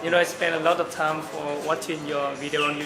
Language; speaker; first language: English; non-native, learner; Vietnamese